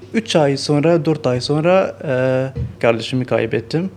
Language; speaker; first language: Turkish; non-native, learner; Arabic